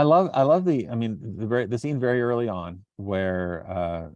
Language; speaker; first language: English; native; English